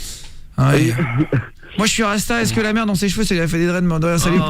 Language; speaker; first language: French; native; French